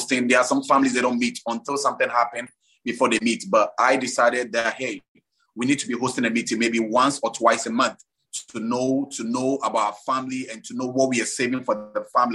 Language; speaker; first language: English; non-native, local second language; Ewe